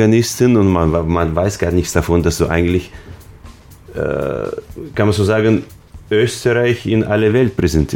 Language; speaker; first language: German; native; German